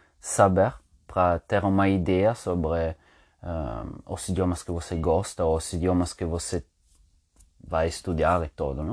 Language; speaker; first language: Portuguese; non-native, learner; Spanish